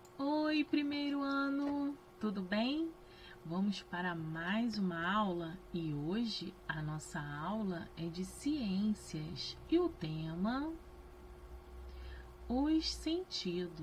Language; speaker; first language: Portuguese; native; Portuguese